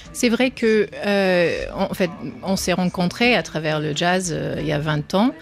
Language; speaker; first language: French; non-native, fluent; English